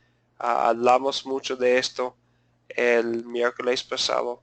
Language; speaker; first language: Spanish; non-native, fluent; English